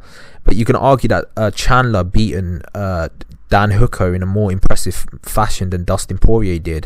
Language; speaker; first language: English; native; English